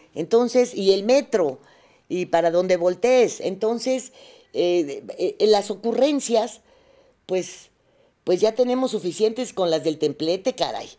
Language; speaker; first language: Spanish; native; Spanish